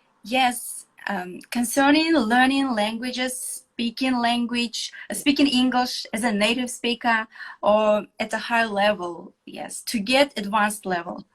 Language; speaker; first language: English; non-native, fluent; Kazakh